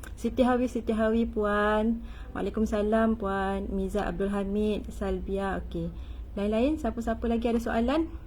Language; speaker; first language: Malay; native; Malay